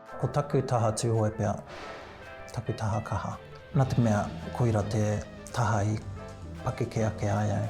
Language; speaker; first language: Māori; native; Māori